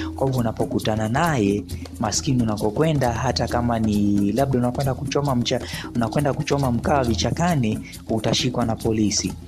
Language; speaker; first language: Swahili; non-native, local second language; Luyia